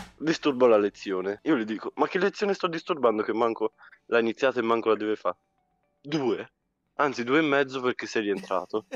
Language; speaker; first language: Italian; early bilingual, other home language; Albanian